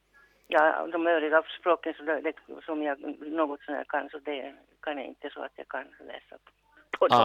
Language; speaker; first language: Swedish; non-native, local second language; Finnish